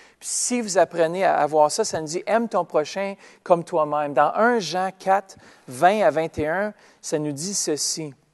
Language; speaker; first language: French; native; French